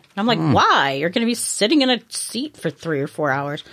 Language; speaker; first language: English; native; English